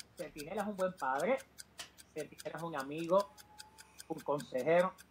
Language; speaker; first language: Spanish; native; Spanish